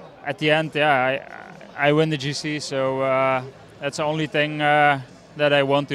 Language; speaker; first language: English; non-native, fluent; Dutch